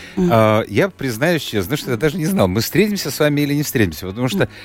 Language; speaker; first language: Russian; native; Russian